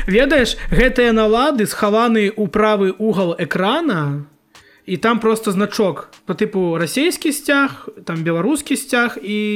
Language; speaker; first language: Belarusian; non-native, local second language; Russian